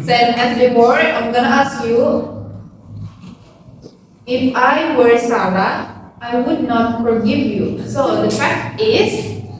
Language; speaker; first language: English; non-native, fluent; Indonesian